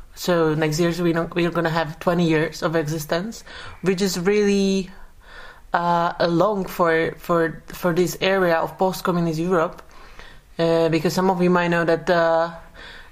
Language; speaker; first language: English; non-native, fluent; Slovak